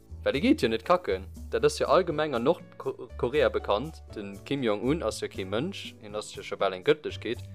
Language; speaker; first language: Luxembourgish; early bilingual, other home language; English